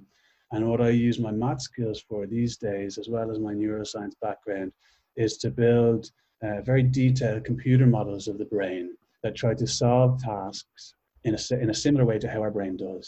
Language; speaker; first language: English; native; English